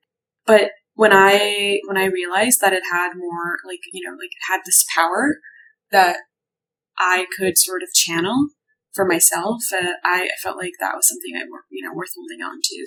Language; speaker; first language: English; non-native, local second language; Urdu